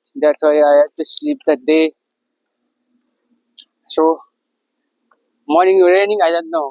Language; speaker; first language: English; non-native, learner; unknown